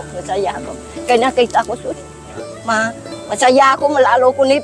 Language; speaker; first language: Filipino; non-native, learner; Vietnamese